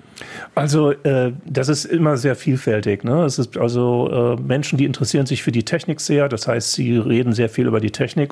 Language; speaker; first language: German; native; German